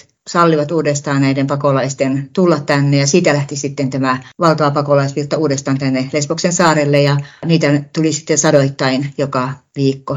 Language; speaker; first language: Finnish; native; Finnish